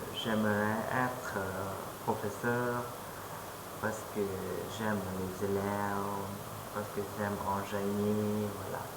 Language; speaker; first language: French; non-native, fluent; Lao